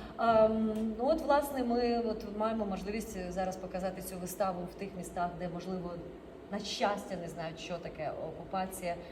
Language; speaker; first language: Ukrainian; non-native, local second language; Russian